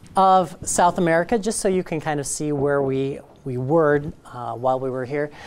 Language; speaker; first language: English; native; English